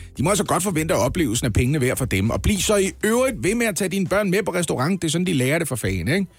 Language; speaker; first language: Danish; native; Danish